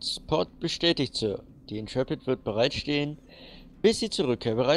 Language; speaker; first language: German; native; German